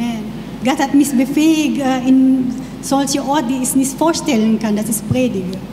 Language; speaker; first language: German; non-native, learner; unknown